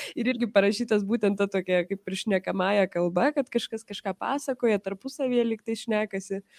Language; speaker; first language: Lithuanian; early bilingual, heritage; Lithuanian